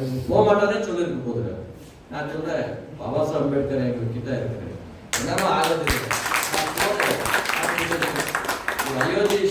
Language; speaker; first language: Tamil; non-native, learner; Kannada